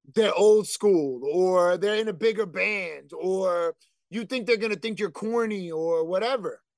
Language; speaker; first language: English; native; English